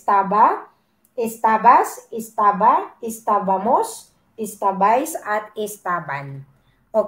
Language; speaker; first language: Spanish; non-native, learner; Filipino